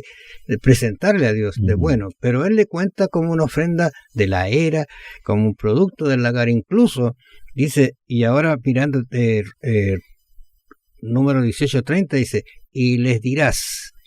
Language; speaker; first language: Spanish; native; Spanish